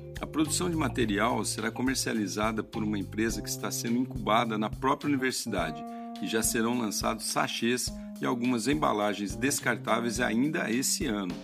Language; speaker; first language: Portuguese; native; Portuguese